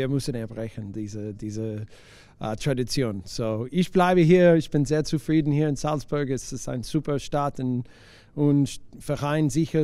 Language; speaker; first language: German; non-native, learner; English